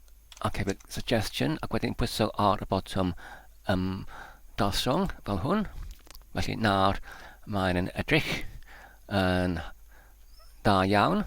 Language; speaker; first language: Welsh; non-native, learner; Polish